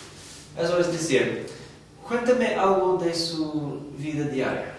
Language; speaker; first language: Spanish; non-native, learner; English